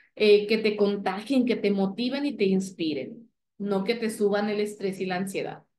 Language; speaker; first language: Spanish; native; Spanish